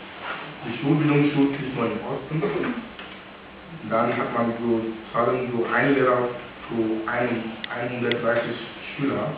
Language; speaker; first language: German; non-native, fluent; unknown